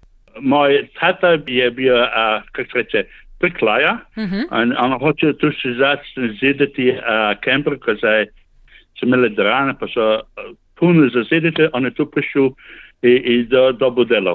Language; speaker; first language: Slovenian; early bilingual, heritage; Slovenian